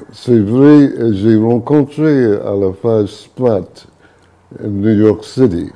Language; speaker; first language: French; non-native, fluent; English